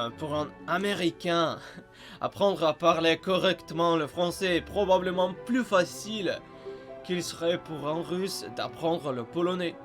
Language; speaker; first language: French; non-native, fluent; Russian